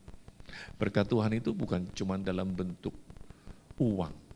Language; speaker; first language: Indonesian; native; Indonesian